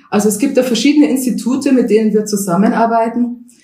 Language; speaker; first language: German; native; German